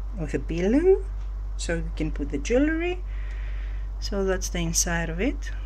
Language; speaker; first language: English; non-native, fluent; Greek